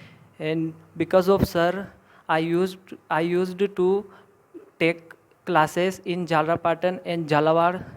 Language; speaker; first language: English; non-native, learner; Hindi